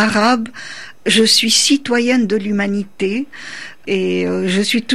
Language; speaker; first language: French; non-native, local second language; Arabic